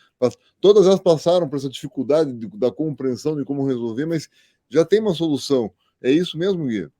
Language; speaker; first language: Portuguese; native; Portuguese